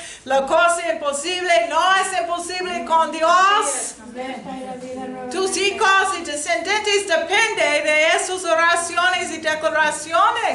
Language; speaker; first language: Spanish; non-native, learner; English